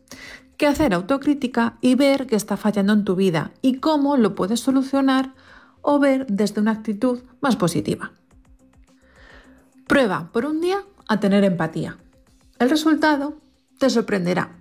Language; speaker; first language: Spanish; native; Spanish